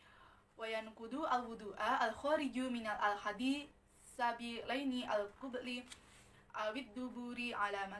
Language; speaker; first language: Arabic; non-native, learner; Indonesian